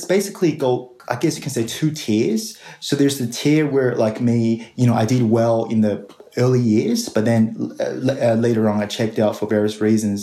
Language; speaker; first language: English; non-native, fluent; Chinese